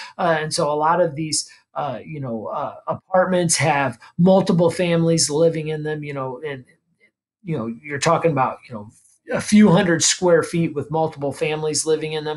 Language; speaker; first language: English; native; English